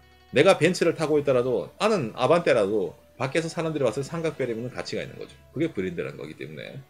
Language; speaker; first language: Korean; native; Korean